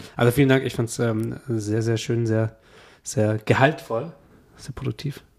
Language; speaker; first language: German; native; German